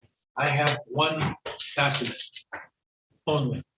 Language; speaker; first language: English; native; English